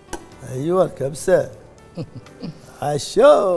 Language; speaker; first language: Arabic; native; Arabic